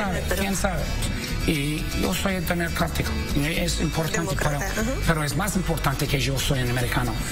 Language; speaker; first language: Spanish; non-native, learner; English